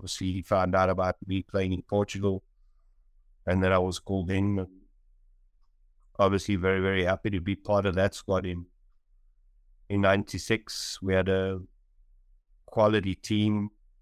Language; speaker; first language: English; native; English